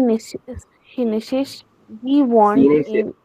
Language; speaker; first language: German; non-native, learner; Hindi